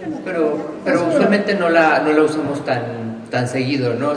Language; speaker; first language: Spanish; native; Spanish